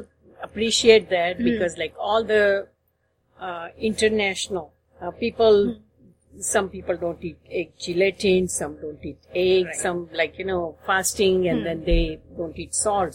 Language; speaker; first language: English; non-native, local second language; Gujarati